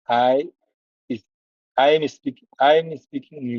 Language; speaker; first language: English; non-native, learner; Hindi